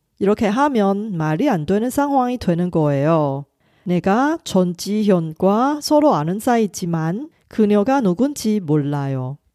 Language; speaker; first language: Korean; non-native, fluent; Chinese